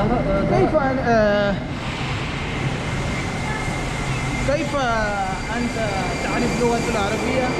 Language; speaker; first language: Arabic; non-native, learner; Urdu